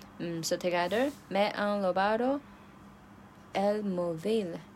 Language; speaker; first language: Spanish; non-native, learner; Chinese